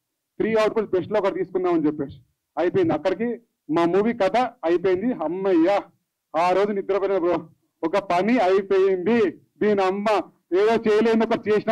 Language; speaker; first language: Telugu; native; Telugu